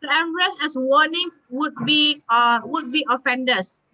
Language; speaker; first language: English; non-native, local second language; Malay